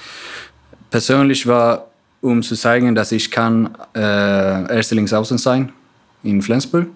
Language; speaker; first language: German; non-native, fluent; Swedish